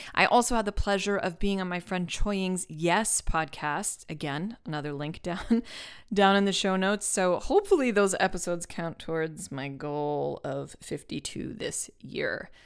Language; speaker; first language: English; native; English